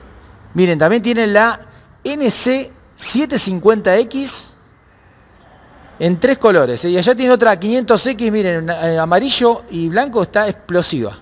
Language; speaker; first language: Spanish; native; Spanish